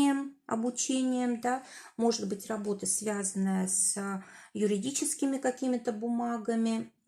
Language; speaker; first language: Russian; native; Russian